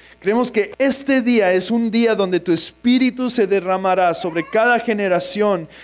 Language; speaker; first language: Spanish; non-native, fluent; English